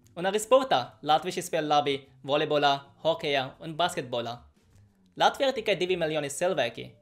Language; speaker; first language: Latvian; non-native, fluent; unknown